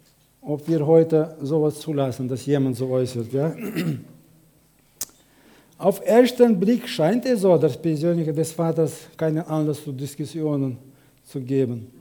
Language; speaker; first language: German; non-native, fluent; Russian